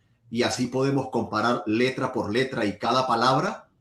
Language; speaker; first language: Spanish; native; Spanish